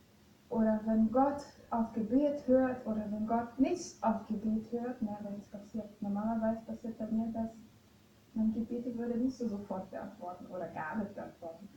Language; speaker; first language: German; non-native, fluent; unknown